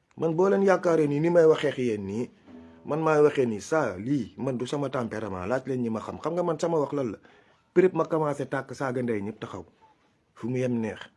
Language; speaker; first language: Wolof; non-native, local second language; Fula